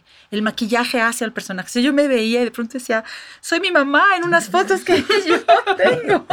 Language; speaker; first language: Spanish; native; Spanish